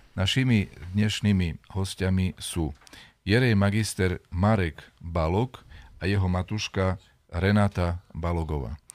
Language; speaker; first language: Slovak; native; Slovak